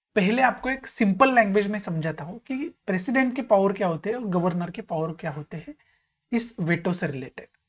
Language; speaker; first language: Hindi; non-native, local second language; Marathi